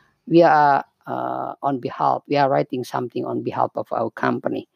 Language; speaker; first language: English; non-native, fluent; Indonesian